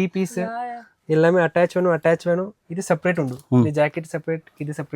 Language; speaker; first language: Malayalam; non-native, learner; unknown